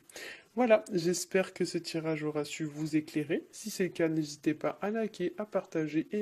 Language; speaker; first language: French; native; French